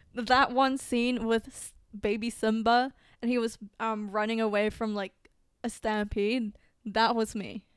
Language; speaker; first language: English; early bilingual, other home language; Filipino